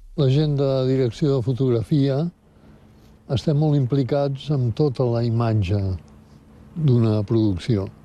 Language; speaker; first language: Catalan; native; Catalan